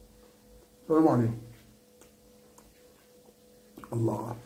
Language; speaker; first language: Arabic; native; Arabic